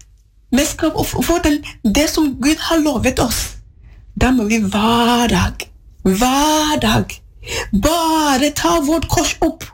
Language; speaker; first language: Swedish; non-native, fluent; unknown